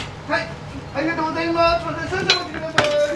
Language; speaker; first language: Japanese; native; Japanese